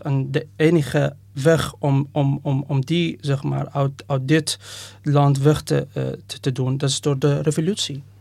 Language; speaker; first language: Dutch; non-native, fluent; Persian